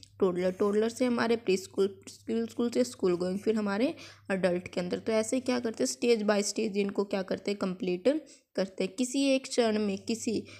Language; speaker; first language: Hindi; native; Hindi